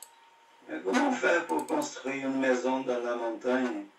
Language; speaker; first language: French; non-native, learner; Portuguese